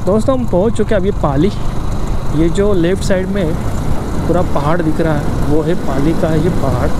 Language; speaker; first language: Hindi; non-native, local second language; Marathi